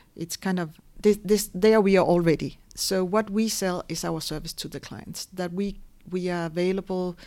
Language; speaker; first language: English; non-native, fluent; Danish